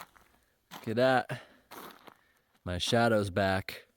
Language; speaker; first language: English; native; English